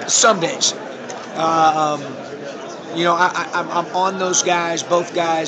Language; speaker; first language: English; native; English